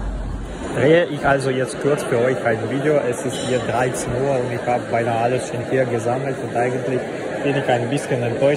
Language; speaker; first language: German; non-native, learner; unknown